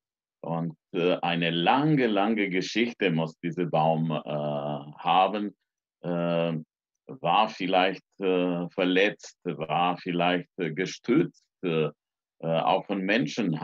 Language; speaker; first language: German; non-native, fluent; Romanian